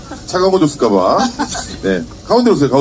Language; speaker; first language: Korean; native; Korean